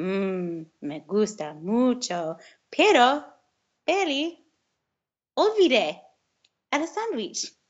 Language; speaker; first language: Spanish; non-native, learner; English